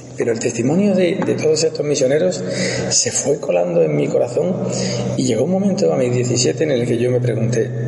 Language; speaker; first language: Spanish; native; Spanish